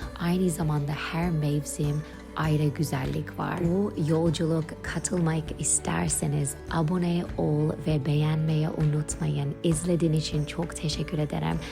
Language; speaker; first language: Turkish; non-native, learner; English